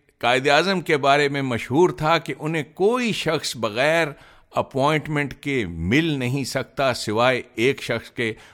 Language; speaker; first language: Urdu; native; Urdu